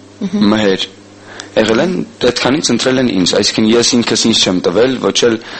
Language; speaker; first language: Armenian; early bilingual, heritage; Armenian